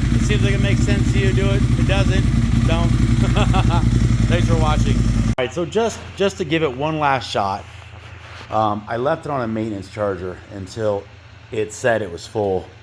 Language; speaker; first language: English; native; English